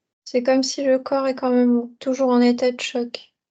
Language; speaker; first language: French; native; French